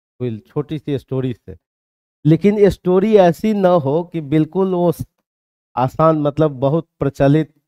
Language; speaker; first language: Hindi; native; Hindi